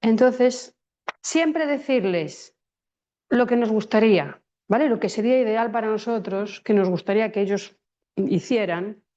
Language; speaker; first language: Spanish; native; Spanish